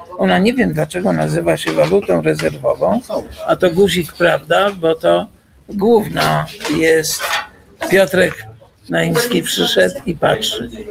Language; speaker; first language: Polish; native; Polish